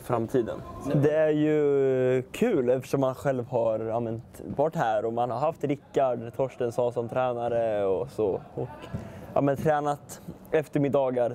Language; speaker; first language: Swedish; native; Swedish